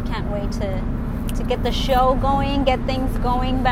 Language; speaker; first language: English; early bilingual, other home language; Spanish